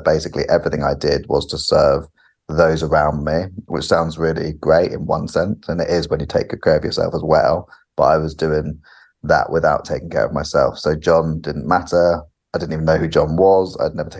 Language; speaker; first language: English; native; English